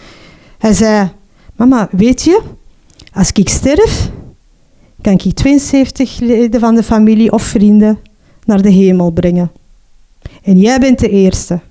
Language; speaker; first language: Dutch; non-native, local second language; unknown